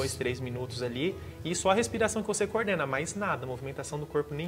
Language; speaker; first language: Portuguese; native; Portuguese